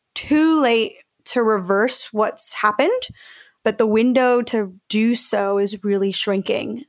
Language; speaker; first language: English; early bilingual, other home language; Spanish